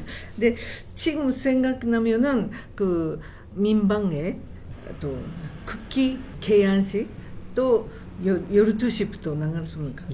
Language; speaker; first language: Korean; non-native, fluent; Japanese